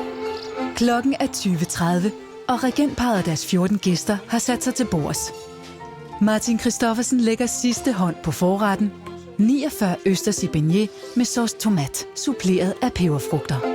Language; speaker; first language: Danish; native; Danish